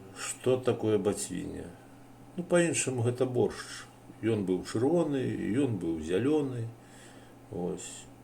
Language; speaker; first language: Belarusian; native; Belarusian